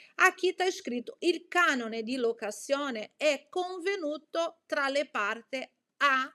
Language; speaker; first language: Italian; non-native, fluent; Portuguese